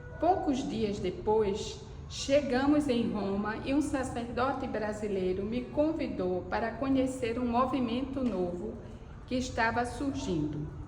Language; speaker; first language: Portuguese; native; Portuguese